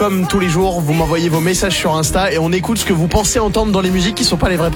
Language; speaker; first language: French; native; French